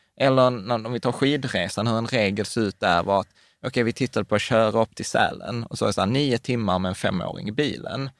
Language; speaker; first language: Swedish; native; Swedish